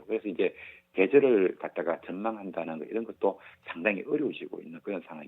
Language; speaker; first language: Korean; native; Korean